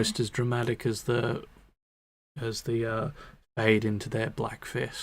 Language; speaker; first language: English; native; English